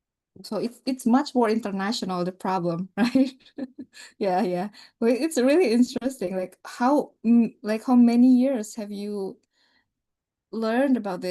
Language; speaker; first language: English; non-native, fluent; Indonesian